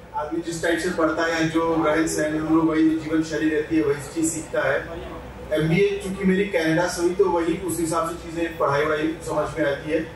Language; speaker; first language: Hindi; native; Hindi